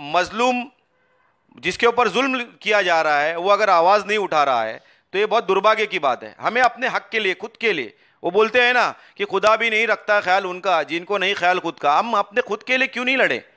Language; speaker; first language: Hindi; non-native, local second language; Urdu